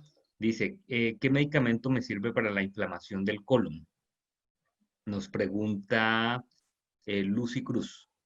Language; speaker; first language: Spanish; native; Spanish